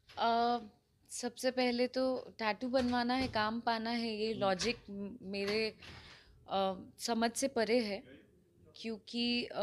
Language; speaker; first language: Hindi; native; Hindi